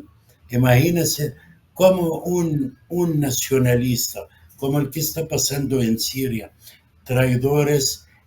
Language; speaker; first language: Spanish; non-native, fluent; Arabic